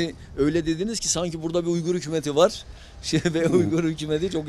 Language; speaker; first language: Turkish; native; Turkish